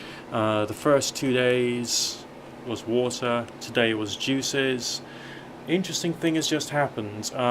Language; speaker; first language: English; native; English